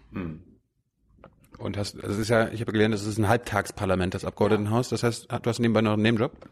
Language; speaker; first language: German; native; German